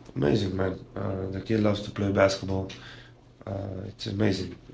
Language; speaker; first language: English; non-native, fluent; Slovenian